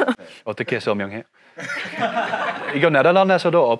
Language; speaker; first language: Korean; non-native, learner; Dutch